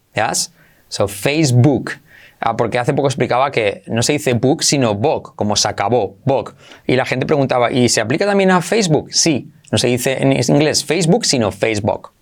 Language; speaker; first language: Spanish; native; Spanish